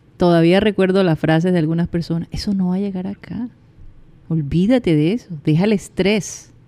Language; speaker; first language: Spanish; native; Spanish